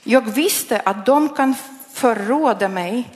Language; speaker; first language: Swedish; non-native, learner; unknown